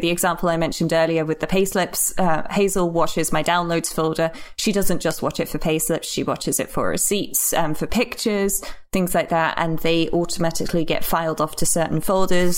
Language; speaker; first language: English; native; English